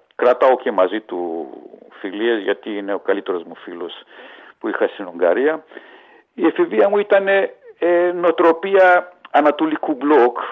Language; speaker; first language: Greek; early bilingual, heritage; Greek